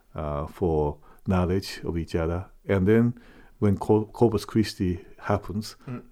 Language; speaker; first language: English; non-native, fluent; Japanese